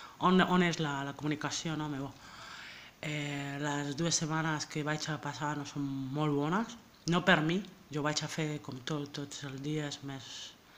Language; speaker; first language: Catalan; non-native, learner; French